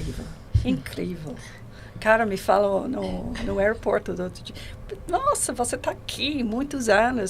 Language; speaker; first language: Portuguese; non-native, learner; English